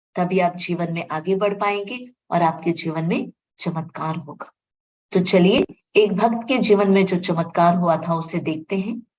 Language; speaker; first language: Hindi; non-native, local second language; Marathi